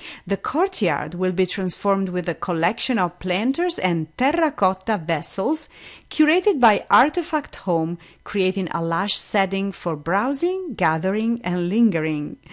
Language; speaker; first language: English; non-native, fluent; Italian